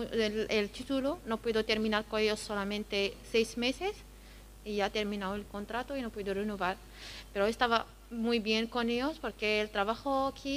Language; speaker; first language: Spanish; non-native, learner; Arabic